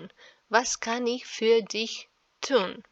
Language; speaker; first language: German; non-native, fluent; Serbian